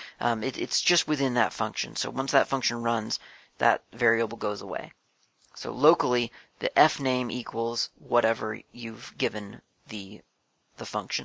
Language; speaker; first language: English; native; English